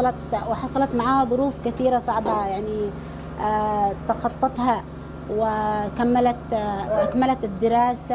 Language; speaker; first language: Arabic; native; Arabic